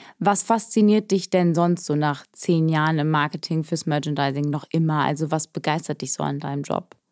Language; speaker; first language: German; native; German